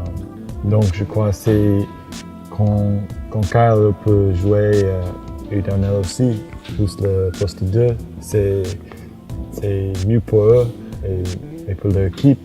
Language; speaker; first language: French; non-native, fluent; English